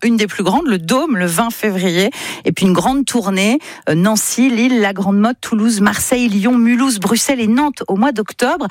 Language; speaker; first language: French; native; French